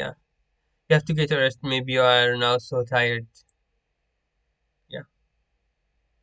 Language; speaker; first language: English; non-native, learner; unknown